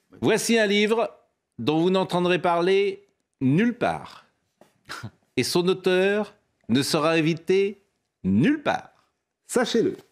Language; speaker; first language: French; native; French